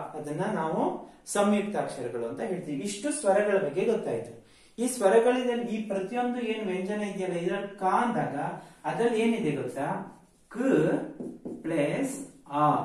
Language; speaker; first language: Kannada; native; Kannada